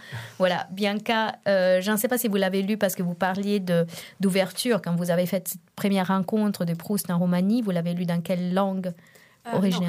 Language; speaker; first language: French; non-native, fluent; Italian